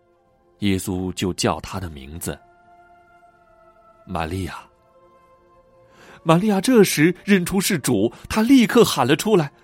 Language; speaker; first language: Chinese; native; Chinese